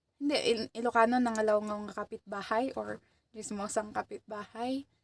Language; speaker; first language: Filipino; non-native, local second language; Iloko